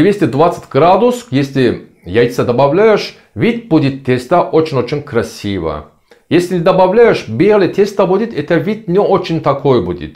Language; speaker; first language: Russian; non-native, learner; Turkish